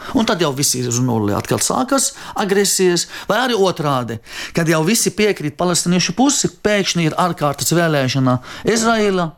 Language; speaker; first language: Latvian; non-native, fluent; Arabic